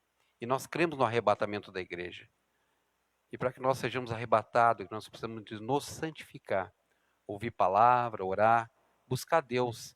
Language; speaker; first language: Portuguese; native; Portuguese